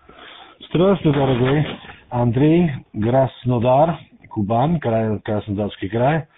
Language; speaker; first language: Russian; non-native, learner; German